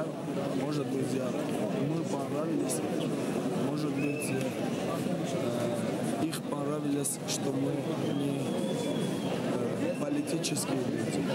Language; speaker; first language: Russian; non-native, fluent; Armenian